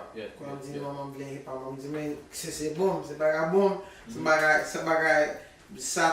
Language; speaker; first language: Haitian Creole; early bilingual, heritage; English